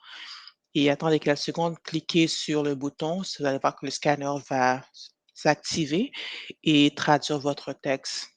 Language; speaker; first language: French; native; French